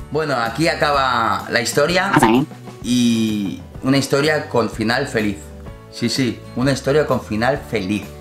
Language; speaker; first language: Spanish; native; Spanish